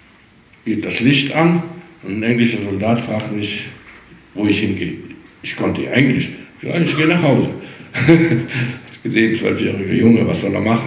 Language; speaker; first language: German; early bilingual, heritage; German